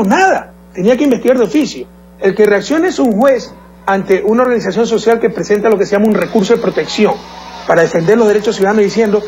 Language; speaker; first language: Spanish; native; Spanish